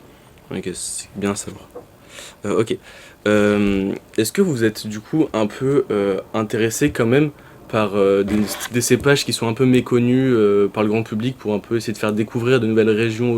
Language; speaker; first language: French; native; French